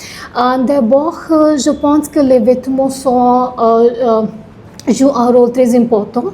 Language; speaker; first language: French; non-native, learner; Punjabi